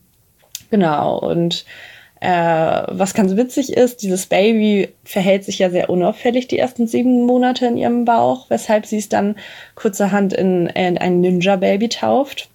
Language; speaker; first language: German; native; German